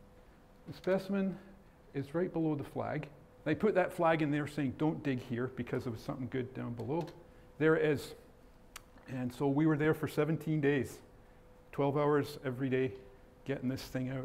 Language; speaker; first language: English; native; English